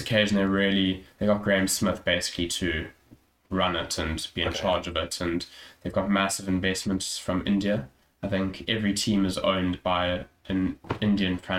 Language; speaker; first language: English; native; English